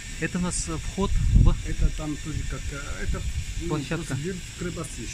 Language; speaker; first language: Russian; non-native, learner; Arabic